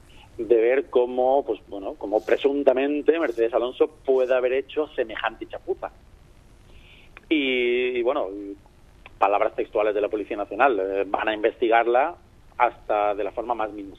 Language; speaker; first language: Spanish; native; Spanish